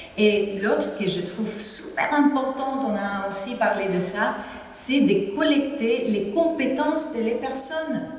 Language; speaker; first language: French; non-native, fluent; Spanish